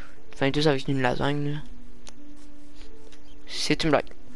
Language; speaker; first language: French; native; French